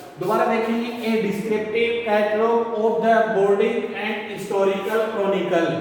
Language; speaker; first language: Hindi; native; Hindi